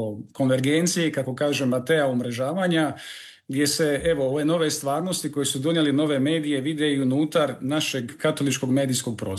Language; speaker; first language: Serbian; native; Serbian